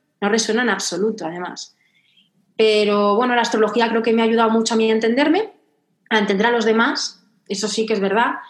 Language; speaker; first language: Spanish; native; Spanish